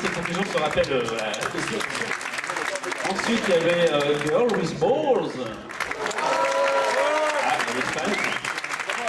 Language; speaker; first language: French; native; French